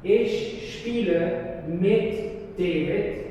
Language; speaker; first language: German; non-native, learner; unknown